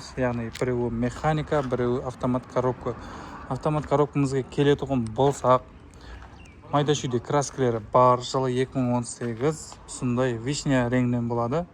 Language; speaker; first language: Uzbek; non-native, local second language; Kara-Kalpak